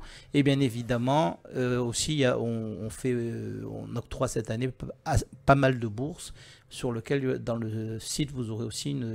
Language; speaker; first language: French; native; French